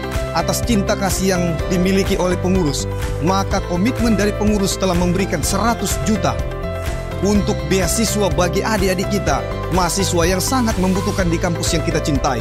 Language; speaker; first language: Indonesian; native; Indonesian